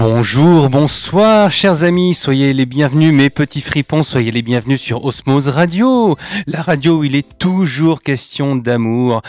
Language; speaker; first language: French; native; French